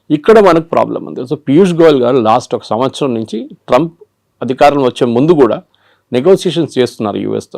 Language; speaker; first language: Telugu; non-native, local second language; Malayalam